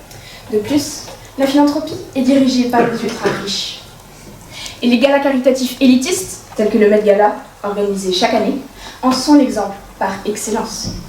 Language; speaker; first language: French; native; French